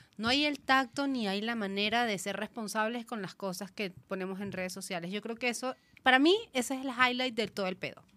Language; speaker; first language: Spanish; native; Spanish